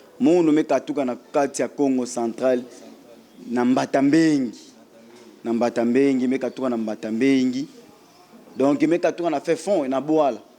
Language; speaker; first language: Lingala; non-native, local second language; Kongo